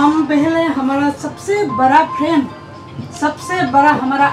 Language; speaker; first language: Hindi; non-native, local second language; Assamese